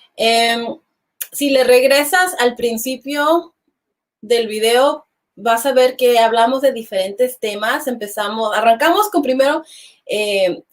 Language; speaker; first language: Spanish; early bilingual, heritage; Spanish